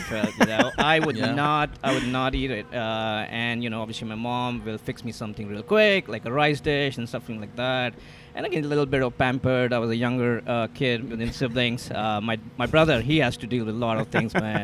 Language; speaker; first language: English; non-native, local second language; Hindi